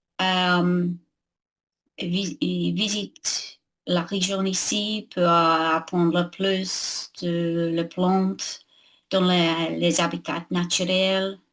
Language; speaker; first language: French; non-native, learner; English